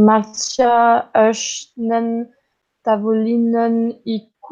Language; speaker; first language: Albanian; non-native, learner; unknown